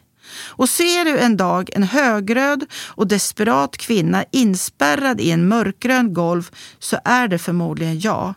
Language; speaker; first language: Swedish; native; Swedish